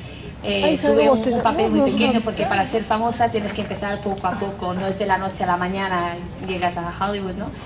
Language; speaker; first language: Spanish; non-native, fluent; English